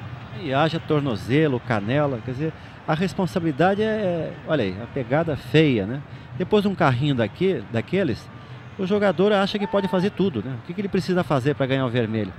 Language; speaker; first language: Portuguese; native; Portuguese